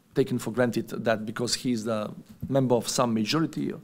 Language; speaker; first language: English; non-native, fluent; Macedonian